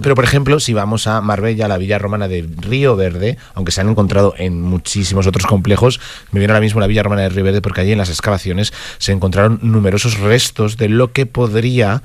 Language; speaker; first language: Spanish; native; Spanish